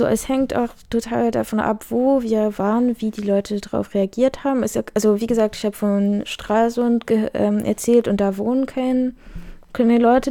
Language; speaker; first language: German; native; German